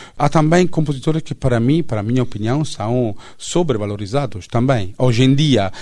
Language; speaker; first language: Portuguese; non-native, fluent; Italian